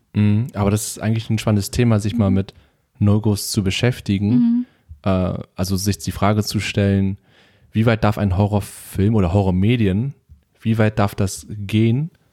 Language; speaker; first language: German; early bilingual, other home language; Vietnamese